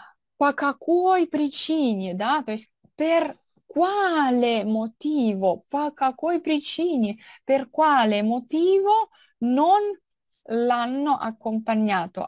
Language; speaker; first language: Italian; non-native, fluent; Russian